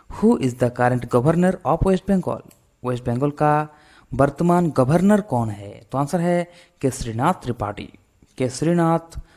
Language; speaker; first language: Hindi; non-native, local second language; Bangla